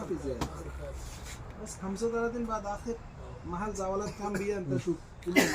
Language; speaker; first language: Arabic; non-native, learner; Bangla